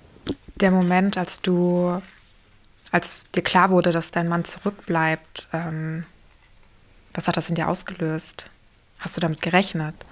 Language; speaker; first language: German; native; German